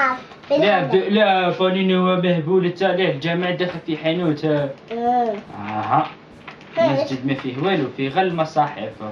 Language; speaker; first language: Arabic; native; Arabic